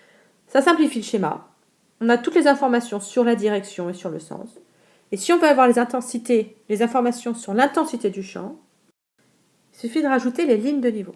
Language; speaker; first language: French; native; French